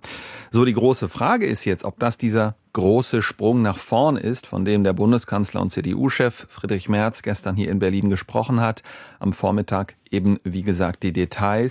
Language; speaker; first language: German; native; German